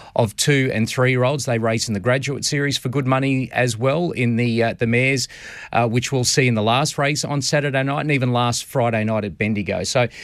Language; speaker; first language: English; native; English